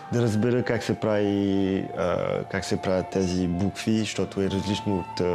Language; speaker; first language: Bulgarian; early bilingual, heritage; Bulgarian